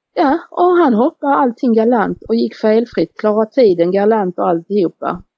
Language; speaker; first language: Swedish; native; Swedish